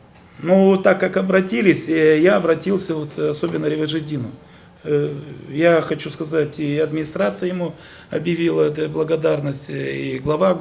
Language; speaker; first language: Russian; native; Russian